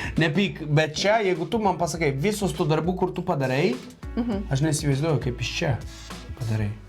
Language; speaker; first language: Lithuanian; non-native, fluent; Italian